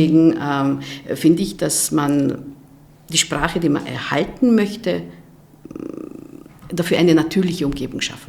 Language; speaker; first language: German; non-native, fluent; Hungarian